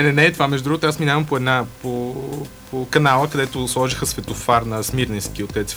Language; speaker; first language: Bulgarian; native; Bulgarian